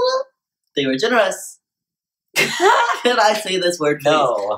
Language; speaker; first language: English; native; English